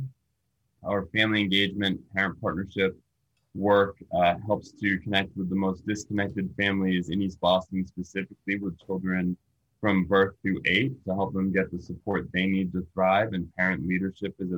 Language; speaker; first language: English; native; English